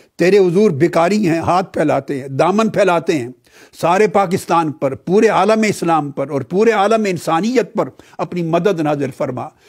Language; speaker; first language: Urdu; native; Urdu